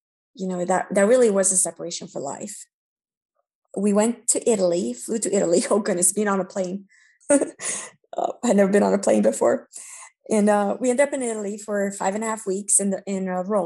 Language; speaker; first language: English; early bilingual, other home language; Romanian